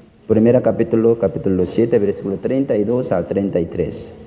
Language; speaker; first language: Spanish; non-native, learner; Korean